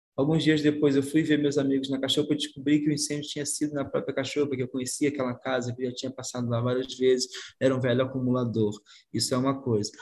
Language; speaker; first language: Portuguese; native; Portuguese